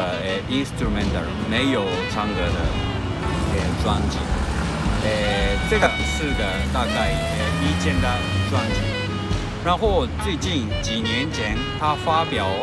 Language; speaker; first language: Chinese; non-native, learner; Japanese